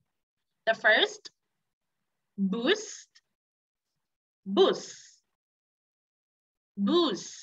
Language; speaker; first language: English; non-native, learner; Vietnamese